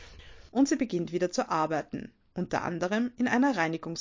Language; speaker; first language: German; native; German